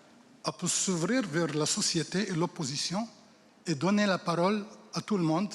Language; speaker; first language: French; non-native, local second language; Arabic